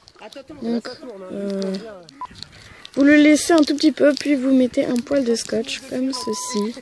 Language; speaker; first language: French; native; French